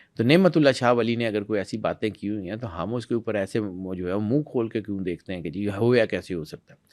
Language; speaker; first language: Urdu; non-native, local second language; Punjabi